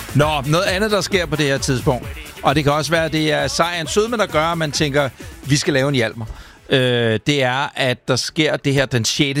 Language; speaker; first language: Danish; native; Danish